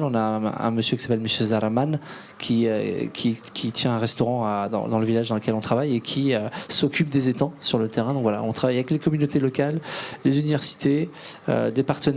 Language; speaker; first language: French; native; French